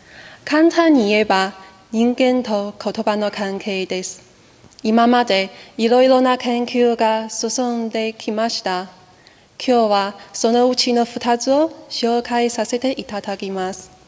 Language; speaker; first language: Japanese; non-native, fluent; Chinese